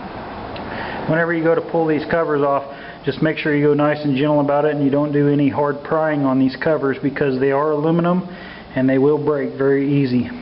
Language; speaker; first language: English; native; English